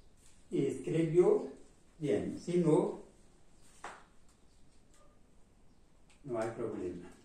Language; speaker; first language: Spanish; non-native, fluent; Portuguese